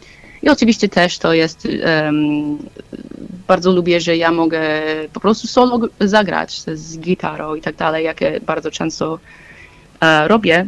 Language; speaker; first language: Polish; non-native, learner; English